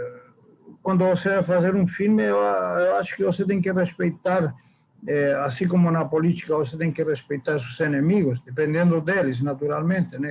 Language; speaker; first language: Portuguese; non-native, fluent; Spanish